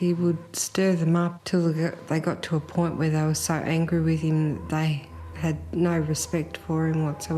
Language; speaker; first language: English; native; English